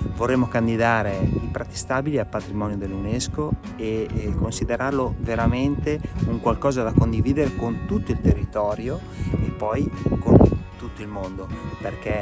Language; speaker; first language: Italian; native; Italian